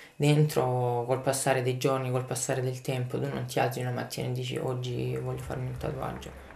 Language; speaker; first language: Italian; native; Italian